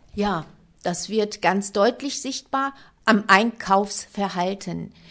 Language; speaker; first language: German; native; German